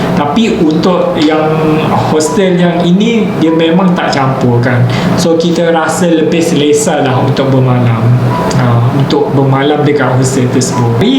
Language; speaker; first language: Malay; native; Malay